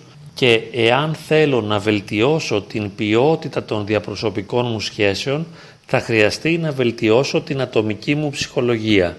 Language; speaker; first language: Greek; native; Greek